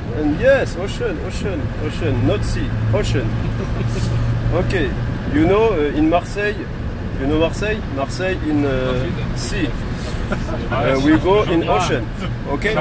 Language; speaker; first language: English; non-native, learner; French